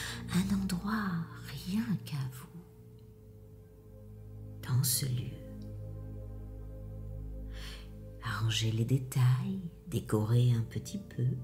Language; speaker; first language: French; native; French